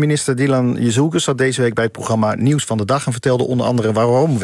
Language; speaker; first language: Dutch; native; Dutch